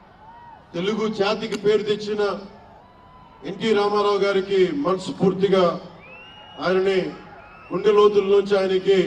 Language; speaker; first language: Telugu; native; Telugu